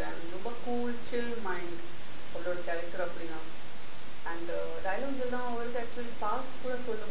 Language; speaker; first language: Tamil; non-native, learner; Gujarati